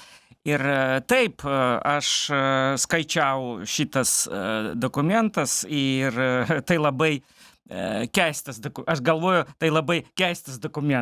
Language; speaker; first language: Lithuanian; non-native, learner; Belarusian